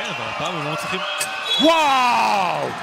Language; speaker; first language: Hebrew; native; Hebrew